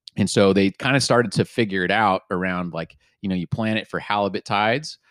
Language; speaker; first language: English; native; English